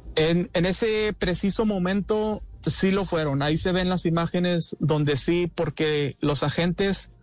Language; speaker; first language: Spanish; early bilingual, heritage; Spanish